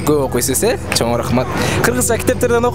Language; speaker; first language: Kyrgyz; native; Kyrgyz